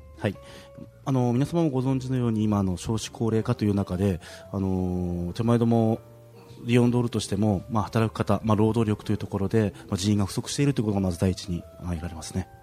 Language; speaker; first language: Japanese; native; Japanese